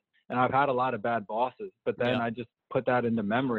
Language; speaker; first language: English; native; English